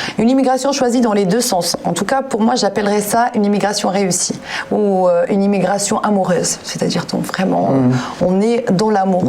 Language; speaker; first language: French; non-native, local second language; Arabic